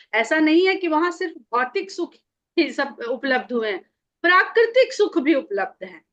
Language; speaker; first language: Hindi; native; Hindi